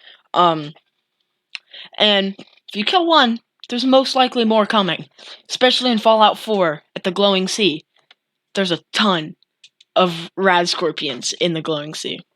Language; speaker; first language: English; native; English